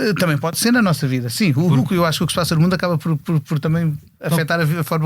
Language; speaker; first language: Portuguese; native; Portuguese